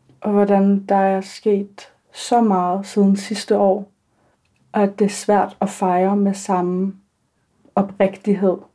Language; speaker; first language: Danish; early bilingual, other home language; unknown